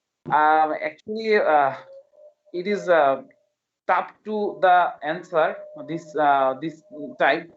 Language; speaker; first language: English; non-native, learner; Bangla